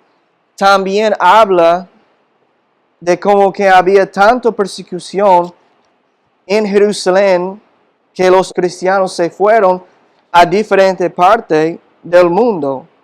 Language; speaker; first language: Spanish; non-native, fluent; English